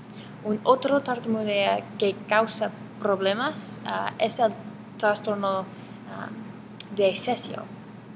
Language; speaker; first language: Spanish; non-native, learner; English